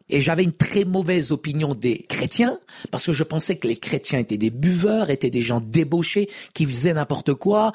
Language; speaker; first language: French; early bilingual, other home language; Arabic